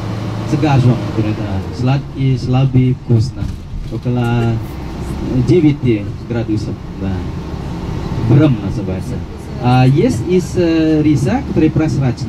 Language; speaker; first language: Russian; non-native, fluent; Balinese